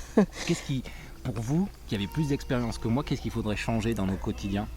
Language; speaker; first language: French; native; French